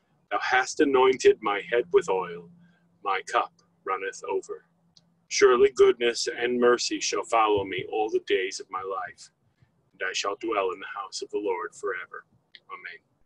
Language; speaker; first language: English; native; English